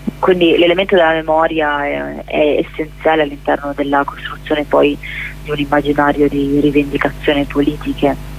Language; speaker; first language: Italian; native; Italian